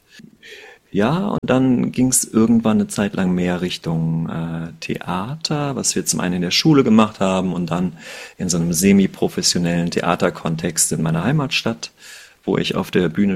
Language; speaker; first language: German; native; German